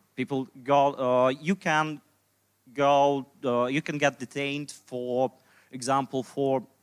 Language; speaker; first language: English; non-native, fluent; Russian